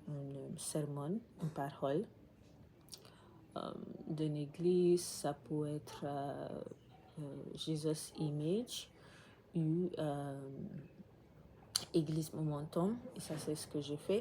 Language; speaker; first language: French; non-native, learner; English